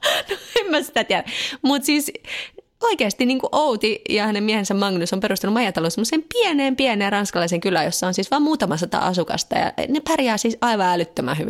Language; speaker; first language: Finnish; native; Finnish